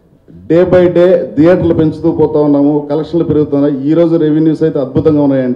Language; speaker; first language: Telugu; native; Telugu